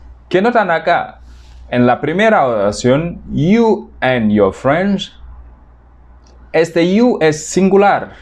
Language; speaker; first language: Spanish; non-native, fluent; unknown